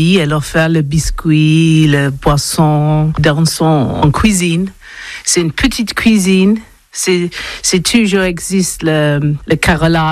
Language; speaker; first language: French; non-native, learner; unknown